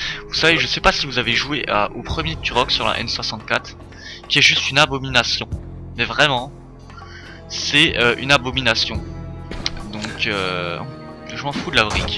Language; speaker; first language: French; native; French